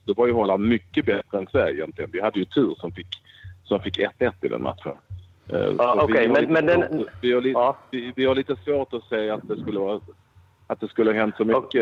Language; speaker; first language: Swedish; native; Swedish